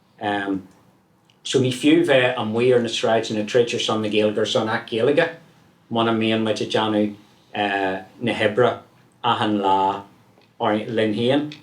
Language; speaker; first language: Irish; non-native, local second language; English